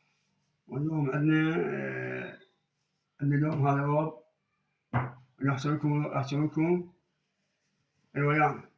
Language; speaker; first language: Arabic; native; Arabic